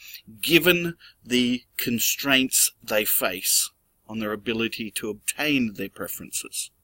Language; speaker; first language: English; native; English